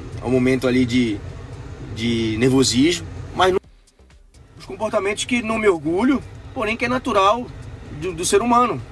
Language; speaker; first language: Portuguese; native; Portuguese